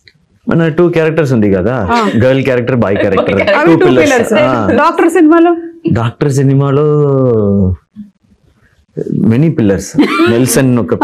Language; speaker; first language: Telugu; non-native, learner; Tamil